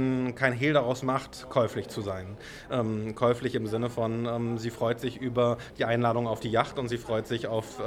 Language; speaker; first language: German; native; German